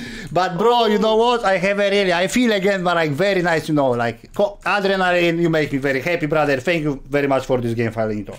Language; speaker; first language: English; non-native, learner; Polish